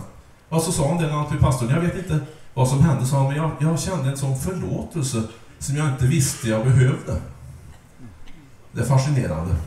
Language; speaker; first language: Swedish; native; Swedish